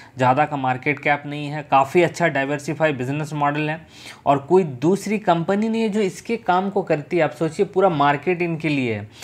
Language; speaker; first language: Hindi; native; Hindi